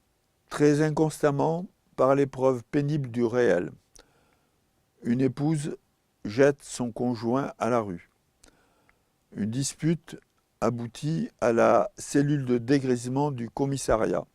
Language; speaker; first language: French; native; French